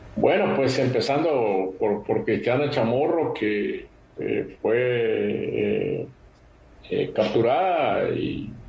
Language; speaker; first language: Spanish; native; Spanish